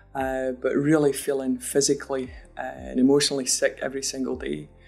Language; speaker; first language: English; native; English